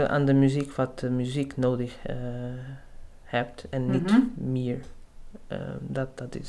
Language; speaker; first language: Dutch; non-native, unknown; Portuguese